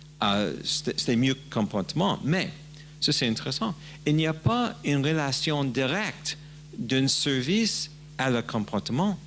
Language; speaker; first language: French; non-native, learner; English